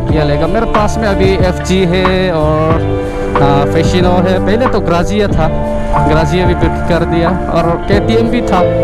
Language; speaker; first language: Hindi; non-native, local second language; Mizo